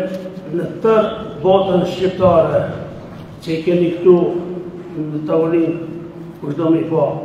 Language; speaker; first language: Albanian; native; Albanian